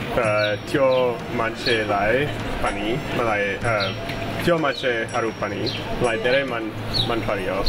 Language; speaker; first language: Nepali; non-native, fluent; English